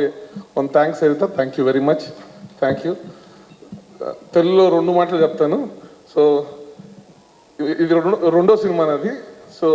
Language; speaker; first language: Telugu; non-native, learner; Kannada